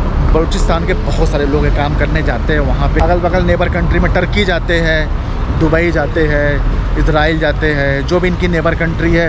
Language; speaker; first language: Hindi; native; Hindi